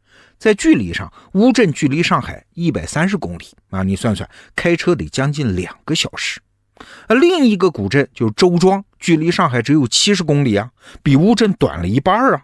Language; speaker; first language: Chinese; native; Chinese